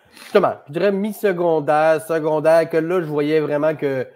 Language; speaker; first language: French; native; French